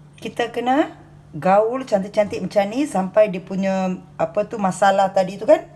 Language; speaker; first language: Malay; non-native, local second language; Tamil